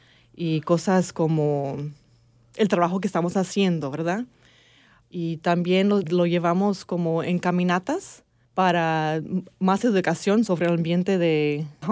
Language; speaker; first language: Spanish; early bilingual, heritage; English